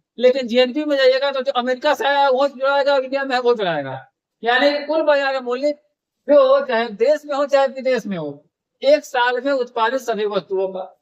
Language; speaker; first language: Hindi; native; Hindi